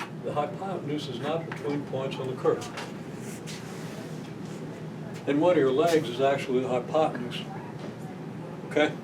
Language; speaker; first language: English; native; English